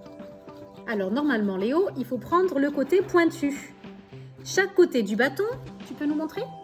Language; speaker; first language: French; native; French